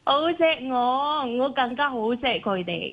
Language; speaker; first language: Cantonese; non-native, local second language; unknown